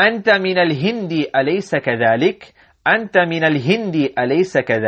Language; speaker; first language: Arabic; non-native, fluent; English